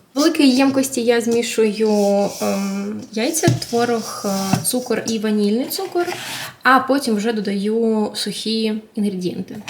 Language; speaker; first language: Ukrainian; non-native, local second language; Russian